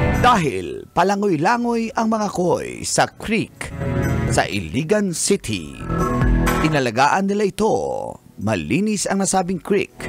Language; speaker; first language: Filipino; non-native, local second language; Cebuano